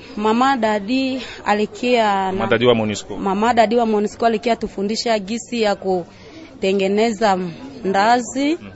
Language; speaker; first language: Swahili; non-native, local second language; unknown